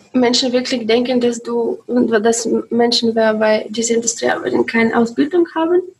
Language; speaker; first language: German; non-native, learner; Russian